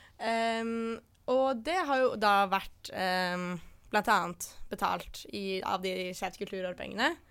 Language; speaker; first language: Norwegian; native; Norwegian